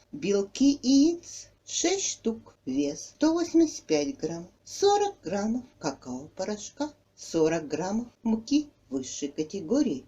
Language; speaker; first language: Russian; native; Russian